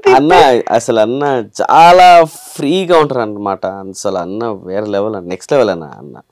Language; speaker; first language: Telugu; native; Telugu